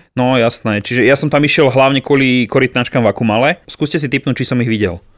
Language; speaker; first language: Slovak; native; Slovak